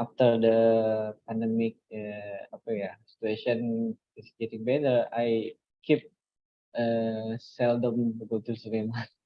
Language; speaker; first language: English; non-native, learner; Indonesian